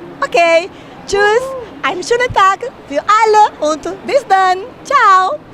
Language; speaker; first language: German; non-native, learner; Portuguese